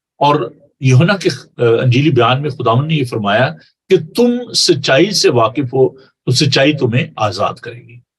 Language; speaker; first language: Urdu; non-native, local second language; Punjabi